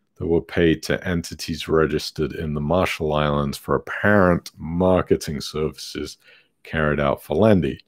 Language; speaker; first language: English; native; English